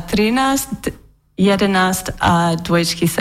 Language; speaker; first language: Slovak; non-native, learner; English